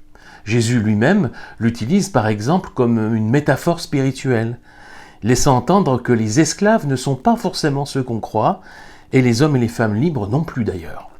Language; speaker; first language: French; native; French